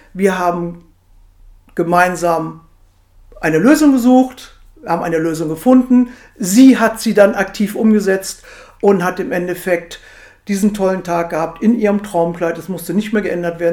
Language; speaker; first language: German; native; German